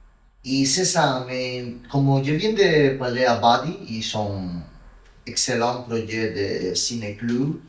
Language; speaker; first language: French; non-native, learner; Spanish